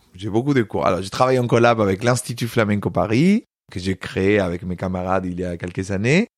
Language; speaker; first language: French; non-native, fluent; Spanish